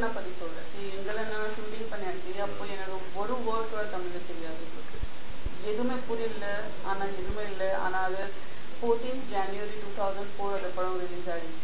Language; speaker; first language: Tamil; non-native, learner; Gujarati